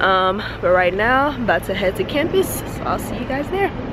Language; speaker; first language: English; native; English